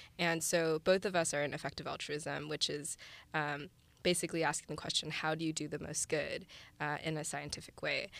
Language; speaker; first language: English; early bilingual, other home language; Chinese